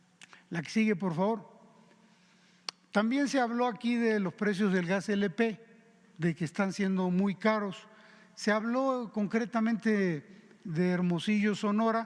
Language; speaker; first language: Spanish; native; Spanish